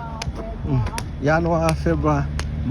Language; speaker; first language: German; non-native, learner; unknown